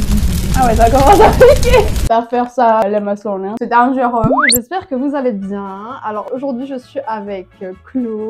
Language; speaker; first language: French; native; French